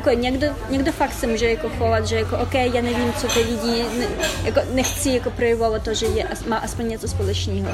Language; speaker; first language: Czech; non-native, fluent; Ukrainian